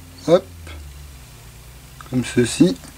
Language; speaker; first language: French; native; French